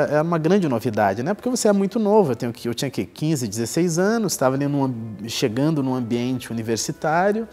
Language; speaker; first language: Portuguese; native; Portuguese